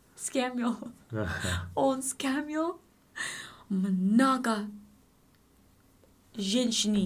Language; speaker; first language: Russian; non-native, learner; English